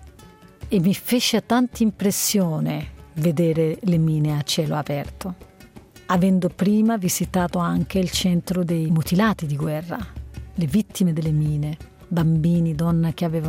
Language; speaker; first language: Italian; non-native, fluent; Arabic